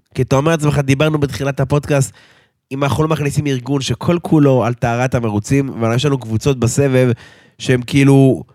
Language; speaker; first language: Hebrew; native; Hebrew